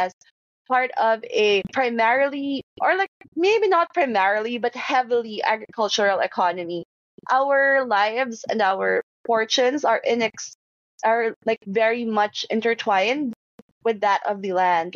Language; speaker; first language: English; non-native, local second language; Hiligaynon